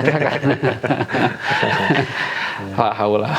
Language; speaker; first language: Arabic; non-native, fluent; Indonesian